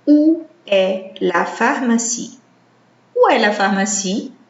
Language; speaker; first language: French; non-native, fluent; Portuguese